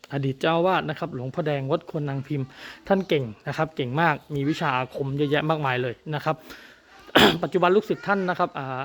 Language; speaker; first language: Thai; native; Thai